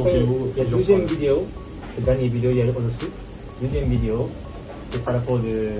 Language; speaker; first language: French; non-native, learner; Japanese